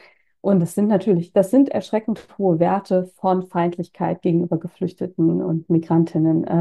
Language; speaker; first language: German; native; German